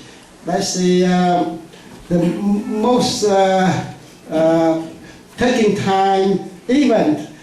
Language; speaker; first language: English; non-native, fluent; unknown